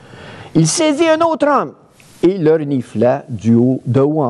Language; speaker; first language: French; native; French